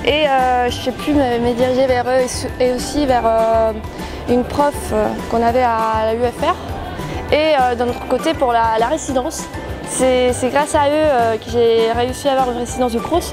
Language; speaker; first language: French; non-native, fluent; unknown